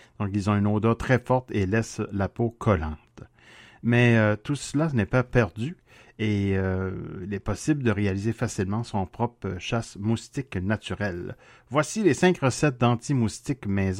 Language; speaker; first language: French; native; French